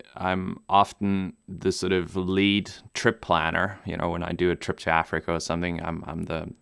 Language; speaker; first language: English; non-native, local second language; German